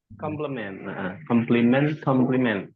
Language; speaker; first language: English; non-native, learner; Indonesian